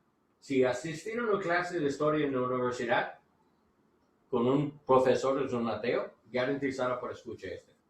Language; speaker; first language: Spanish; non-native, learner; English